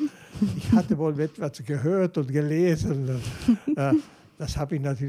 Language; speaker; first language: German; non-native, fluent; Swedish